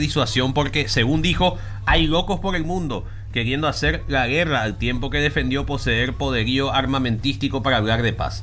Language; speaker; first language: Spanish; native; Spanish